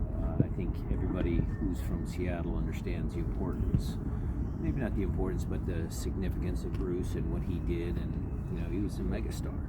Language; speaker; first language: English; native; English